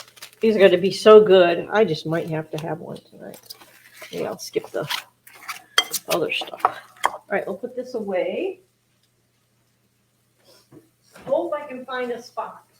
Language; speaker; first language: English; native; English